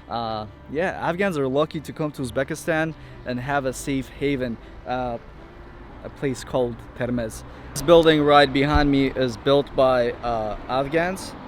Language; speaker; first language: English; early bilingual, heritage; English